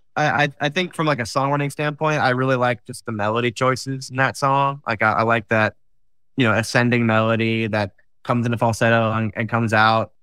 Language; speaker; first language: English; native; English